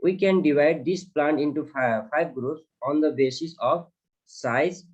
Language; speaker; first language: English; non-native, local second language; Nepali